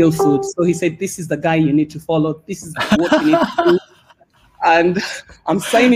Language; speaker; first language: English; non-native, local second language; Swahili